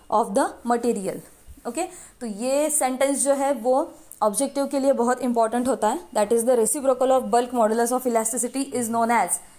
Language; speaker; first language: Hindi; non-native, local second language; Marathi